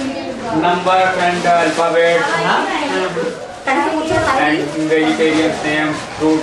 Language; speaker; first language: English; non-native, learner; Hindi